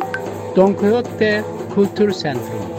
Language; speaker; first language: German; non-native, learner; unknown